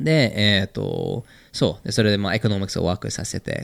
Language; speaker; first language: Japanese; non-native, fluent; English